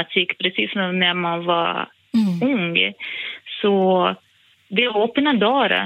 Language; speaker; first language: Swedish; non-native, fluent; Portuguese